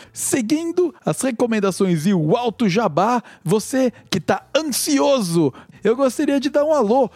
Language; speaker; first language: Portuguese; native; Portuguese